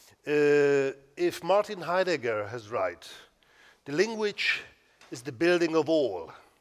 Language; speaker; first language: English; non-native, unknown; Hungarian